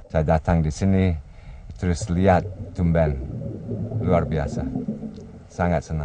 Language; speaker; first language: Indonesian; non-native, learner; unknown